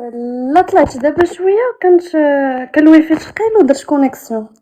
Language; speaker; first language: Arabic; native; Arabic